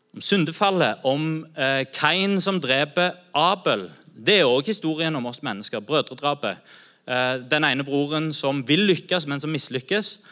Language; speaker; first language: Norwegian; native; Norwegian